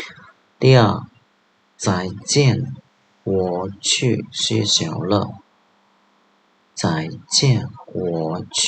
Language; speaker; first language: Chinese; non-native, fluent; Khmer